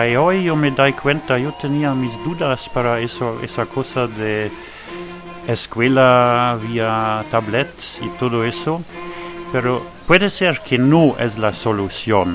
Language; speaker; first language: Spanish; non-native, fluent; French